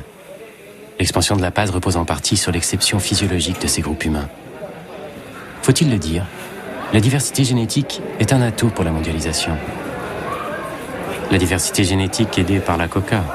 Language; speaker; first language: French; native; French